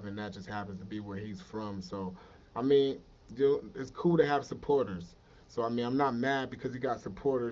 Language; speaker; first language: English; native; English